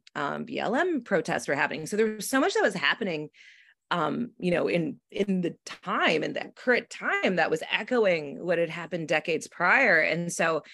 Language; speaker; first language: English; native; English